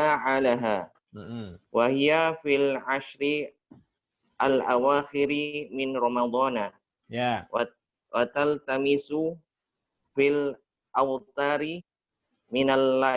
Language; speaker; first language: Arabic; non-native, learner; Indonesian